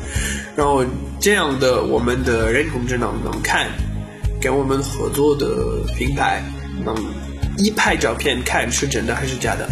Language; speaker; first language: Chinese; non-native, learner; French